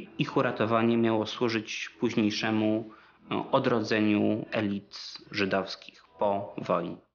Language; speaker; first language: Polish; native; Polish